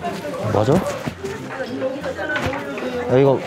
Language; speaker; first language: Korean; native; Korean